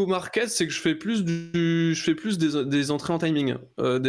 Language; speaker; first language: French; native; French